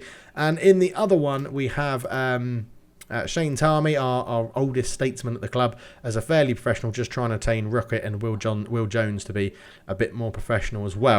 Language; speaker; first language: English; native; English